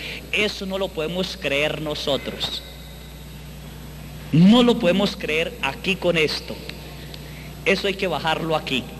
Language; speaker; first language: Spanish; native; Spanish